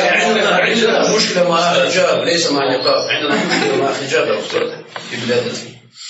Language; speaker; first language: Arabic; non-native, learner; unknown